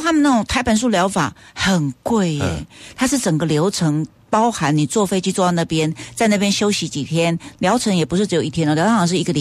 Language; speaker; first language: Chinese; native; Chinese